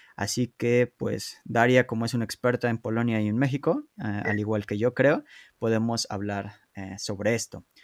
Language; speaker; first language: Spanish; native; Spanish